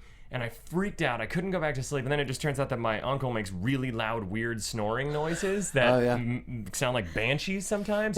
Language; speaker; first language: English; native; English